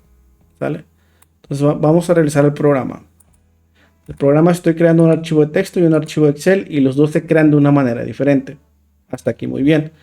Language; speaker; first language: Spanish; native; Spanish